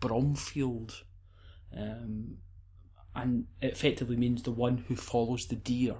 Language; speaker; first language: English; native; English